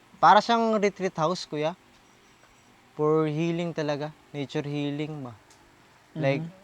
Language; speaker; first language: Filipino; non-native, local second language; Aklanon